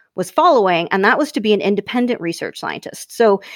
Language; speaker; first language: English; native; English